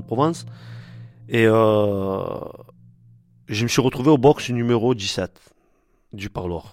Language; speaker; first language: French; native; French